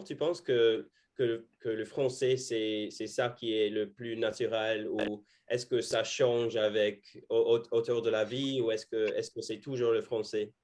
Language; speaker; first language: French; non-native, fluent; English